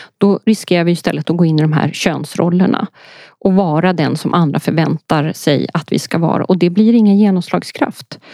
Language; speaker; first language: Swedish; early bilingual, other home language; Polish